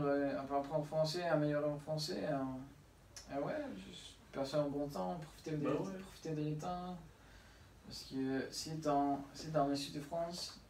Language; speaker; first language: French; non-native, learner; Spanish